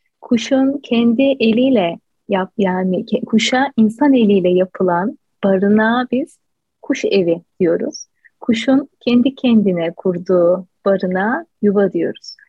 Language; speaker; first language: Turkish; native; Turkish